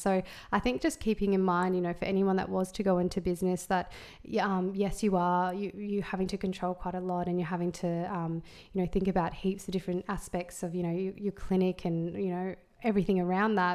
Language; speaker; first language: English; native; English